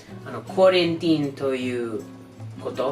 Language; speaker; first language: Japanese; non-native, learner; English